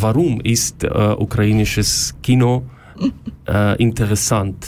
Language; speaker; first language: German; non-native, learner; Ukrainian